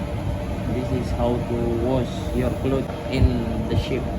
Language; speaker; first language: English; non-native, learner; Indonesian